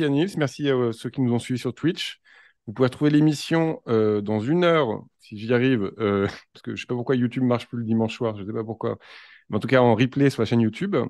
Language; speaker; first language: French; native; French